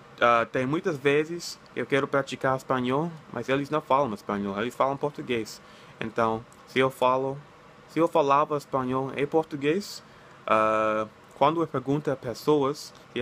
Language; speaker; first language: Portuguese; non-native, learner; English